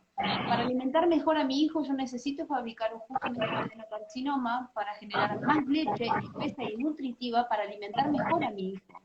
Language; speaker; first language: Spanish; native; Spanish